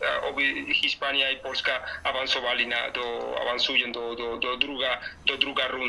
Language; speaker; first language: Polish; non-native, learner; Spanish